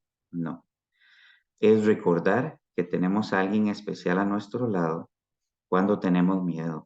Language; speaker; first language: Spanish; native; Spanish